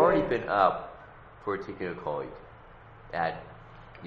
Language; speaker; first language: English; native; English